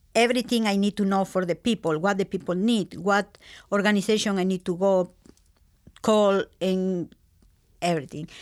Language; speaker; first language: English; non-native, learner; Spanish